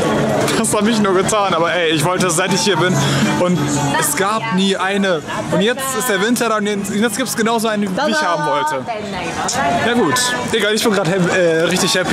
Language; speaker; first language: German; native; German